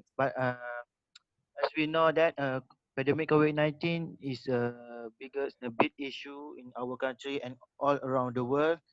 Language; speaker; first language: English; non-native, local second language; Malay